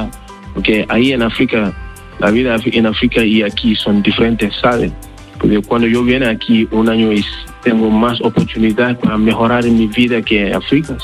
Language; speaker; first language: Spanish; non-native, learner; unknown